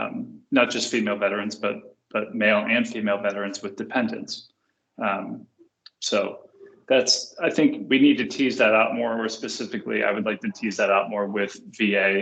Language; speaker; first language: English; native; English